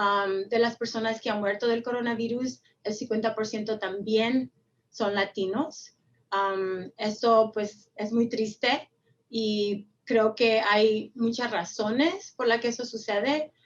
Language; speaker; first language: Spanish; early bilingual, heritage; Spanish